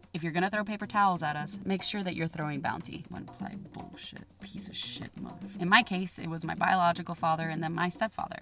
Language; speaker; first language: English; native; English